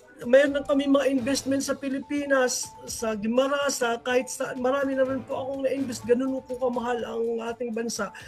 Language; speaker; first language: Filipino; non-native, local second language; Waray